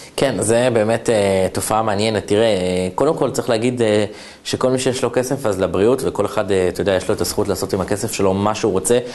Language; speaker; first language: Hebrew; native; Hebrew